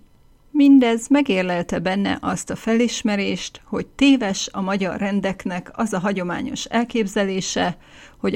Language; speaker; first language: Hungarian; native; Hungarian